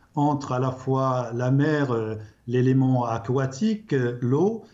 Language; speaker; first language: French; non-native, local second language; Arabic